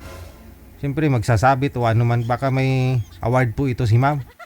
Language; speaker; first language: Filipino; native; Filipino